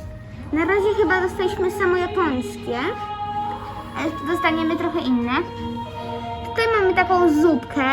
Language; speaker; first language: Polish; early bilingual, heritage; Polish